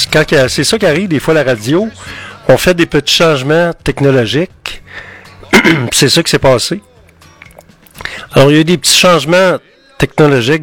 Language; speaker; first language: French; native; French